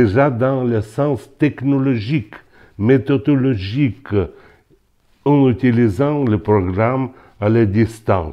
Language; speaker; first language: French; non-native, local second language; Ukrainian